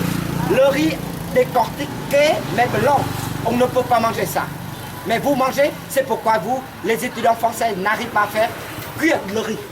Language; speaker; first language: French; non-native, fluent; Vietnamese